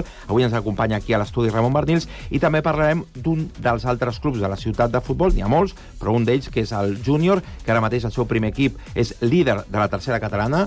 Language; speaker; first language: Catalan; native; Catalan